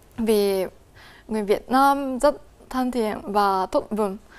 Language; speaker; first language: Vietnamese; non-native, learner; Japanese